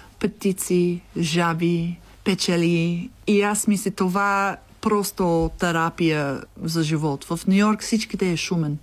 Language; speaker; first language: Bulgarian; non-native, learner; English